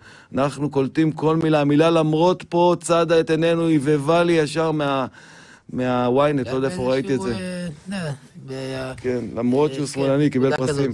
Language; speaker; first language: Hebrew; native; Hebrew